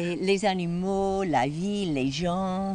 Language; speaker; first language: French; non-native, learner; English